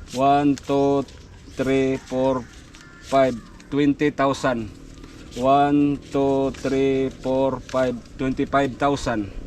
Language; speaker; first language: Filipino; non-native, local second language; Cebuano